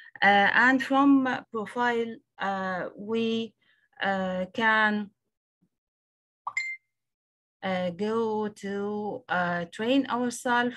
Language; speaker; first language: English; non-native, local second language; Arabic